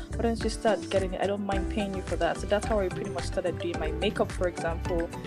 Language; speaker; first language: English; non-native, local second language; Yoruba